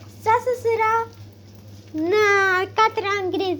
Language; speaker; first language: French; non-native, learner; Spanish